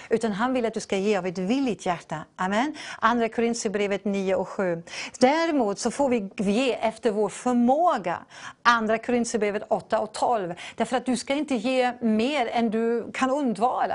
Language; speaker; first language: Swedish; non-native, fluent; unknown